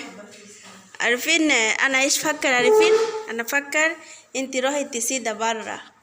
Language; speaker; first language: Arabic; non-native, learner; Bangla